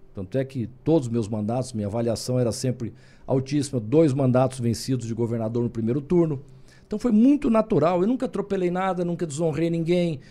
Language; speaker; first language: Portuguese; native; Portuguese